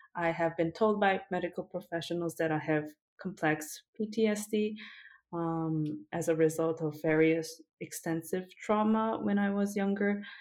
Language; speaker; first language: English; early bilingual, other home language; Korean